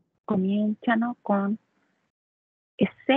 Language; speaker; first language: Italian; non-native, learner; Spanish